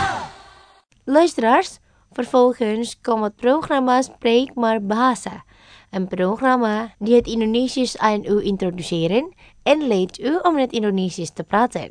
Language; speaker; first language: Dutch; non-native, fluent; Indonesian